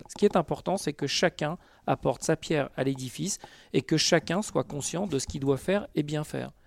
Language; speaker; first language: French; native; French